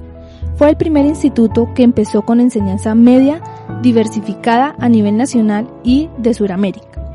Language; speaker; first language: Spanish; native; Spanish